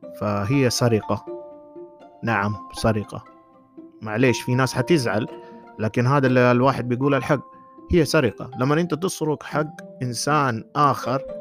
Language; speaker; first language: Arabic; native; Arabic